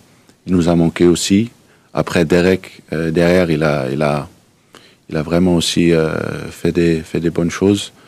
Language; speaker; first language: French; non-native, fluent; Danish